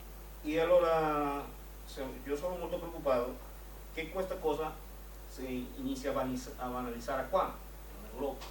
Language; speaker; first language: Italian; non-native, learner; Spanish